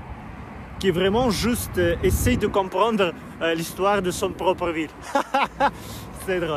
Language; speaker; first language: French; non-native, learner; Russian